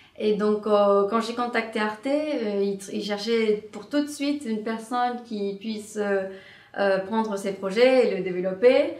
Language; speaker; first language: French; non-native, fluent; Spanish